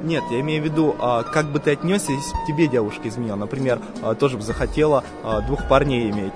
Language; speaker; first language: Russian; native; Russian